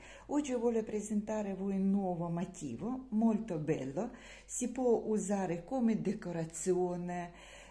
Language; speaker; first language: Italian; non-native, learner; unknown